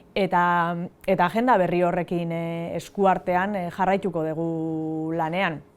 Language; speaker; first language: Basque; native; Basque